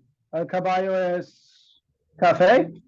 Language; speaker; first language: Spanish; non-native, learner; English